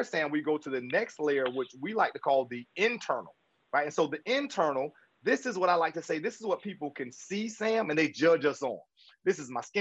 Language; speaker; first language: English; native; English